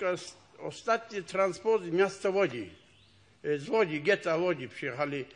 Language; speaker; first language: Polish; non-native, local second language; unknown